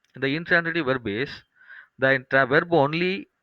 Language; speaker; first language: English; non-native, local second language; Tamil